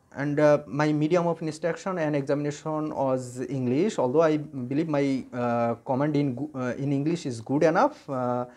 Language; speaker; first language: English; non-native, local second language; Bangla